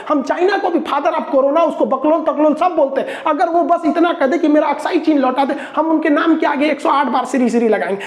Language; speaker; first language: Hindi; native; Hindi